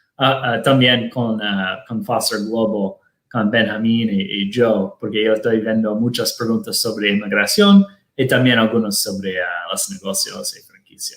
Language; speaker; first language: Spanish; non-native, fluent; Portuguese